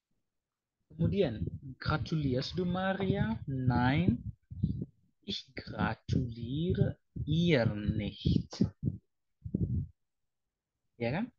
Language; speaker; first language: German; non-native, fluent; Indonesian